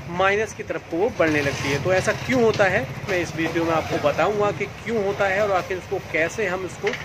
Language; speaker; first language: Hindi; native; Hindi